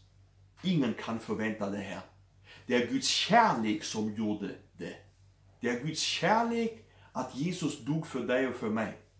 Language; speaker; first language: Swedish; non-native, fluent; German